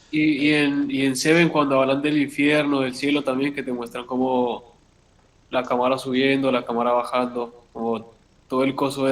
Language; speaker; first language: Spanish; native; Spanish